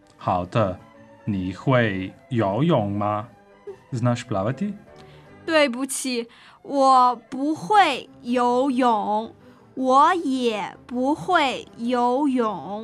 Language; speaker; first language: Chinese; non-native, learner; Slovenian